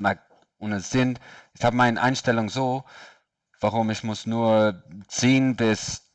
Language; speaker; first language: German; non-native, learner; English